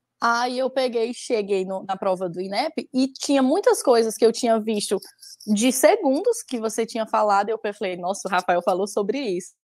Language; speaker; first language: Portuguese; native; Portuguese